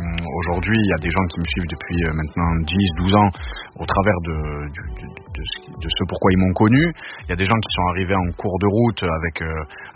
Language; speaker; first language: French; native; French